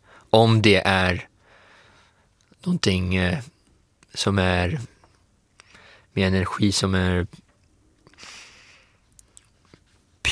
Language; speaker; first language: Swedish; non-native, fluent; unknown